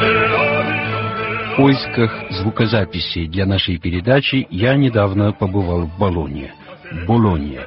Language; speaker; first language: Russian; non-native, fluent; Italian